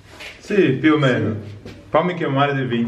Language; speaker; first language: Italian; non-native, learner; Portuguese